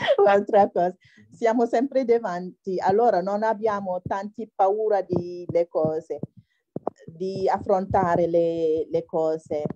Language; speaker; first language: Italian; non-native, learner; Wolof